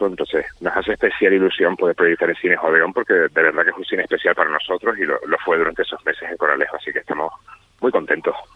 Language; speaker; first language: Spanish; native; Spanish